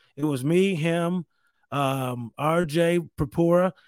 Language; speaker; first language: English; native; English